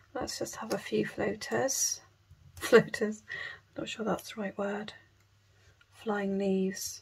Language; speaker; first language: English; native; English